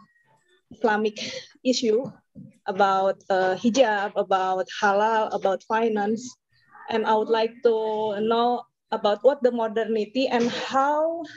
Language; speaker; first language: English; non-native, learner; Indonesian